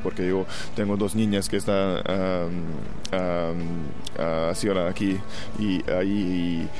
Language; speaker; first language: Spanish; non-native, fluent; Hungarian